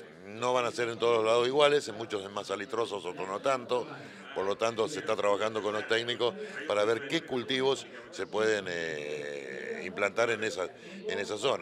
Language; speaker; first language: Spanish; native; Spanish